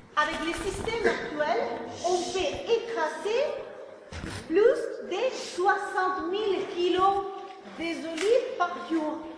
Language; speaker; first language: French; non-native, learner; Spanish